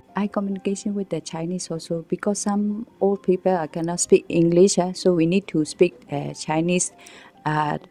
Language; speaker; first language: English; non-native, learner; Burmese